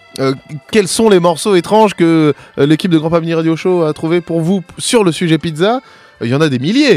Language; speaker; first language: French; native; French